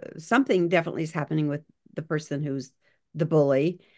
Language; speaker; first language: English; native; English